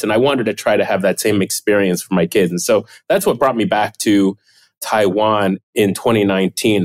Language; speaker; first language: English; early bilingual, other home language; Chinese